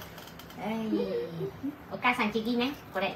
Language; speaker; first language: Japanese; non-native, learner; Vietnamese